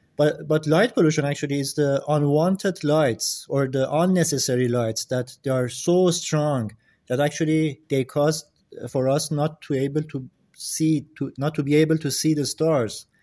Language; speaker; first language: English; non-native, fluent; Persian